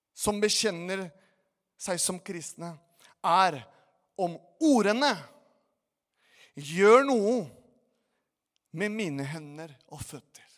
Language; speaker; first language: Norwegian; non-native, fluent; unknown